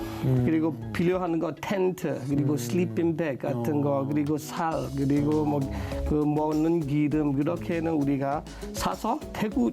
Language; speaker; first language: Korean; non-native, learner; S'gaw Karen